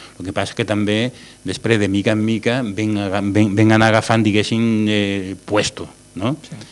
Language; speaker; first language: Catalan; non-native, local second language; Spanish